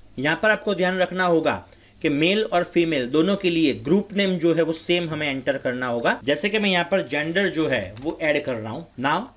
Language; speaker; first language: Hindi; non-native, local second language; Gujarati